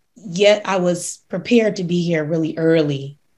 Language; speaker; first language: English; native; English